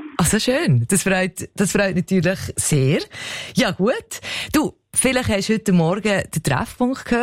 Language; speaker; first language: German; native; German